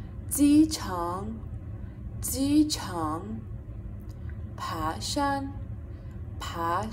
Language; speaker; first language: Chinese; non-native, fluent; Persian